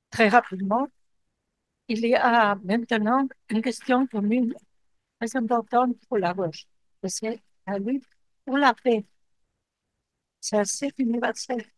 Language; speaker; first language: French; non-native, fluent; Spanish